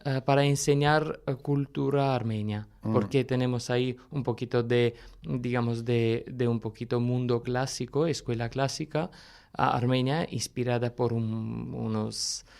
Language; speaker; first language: Spanish; non-native, fluent; Armenian